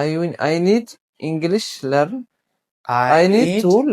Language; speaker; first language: English; non-native, learner; Tigrinya